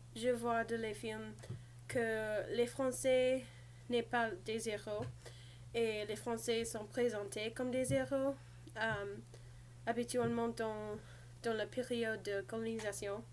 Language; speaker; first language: French; non-native, learner; English